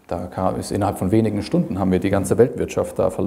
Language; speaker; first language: German; native; German